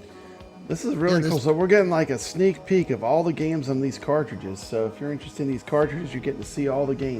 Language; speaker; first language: English; native; English